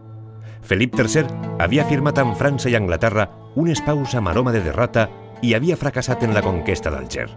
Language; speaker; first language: Catalan; native; Catalan